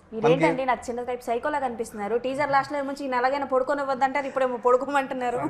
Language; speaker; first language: Telugu; native; Telugu